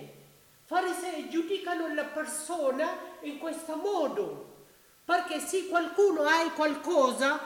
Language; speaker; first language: Italian; non-native, learner; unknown